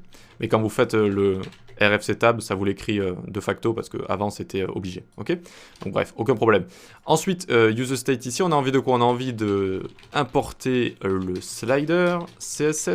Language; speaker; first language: French; native; French